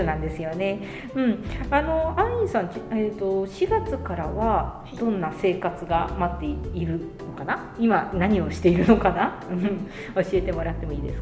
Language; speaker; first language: Japanese; native; Japanese